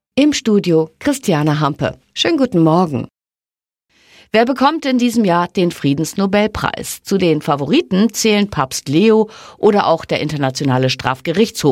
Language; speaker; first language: German; native; German